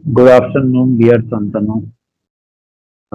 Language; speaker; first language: English; non-native, learner; Hindi